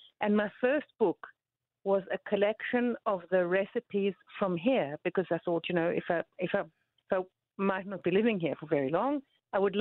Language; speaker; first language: English; native; English